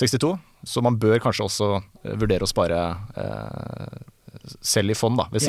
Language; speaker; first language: Norwegian; native; Norwegian